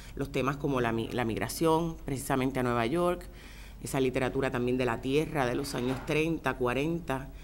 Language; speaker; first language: Spanish; native; Spanish